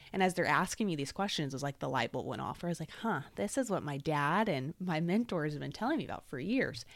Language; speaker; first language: English; native; English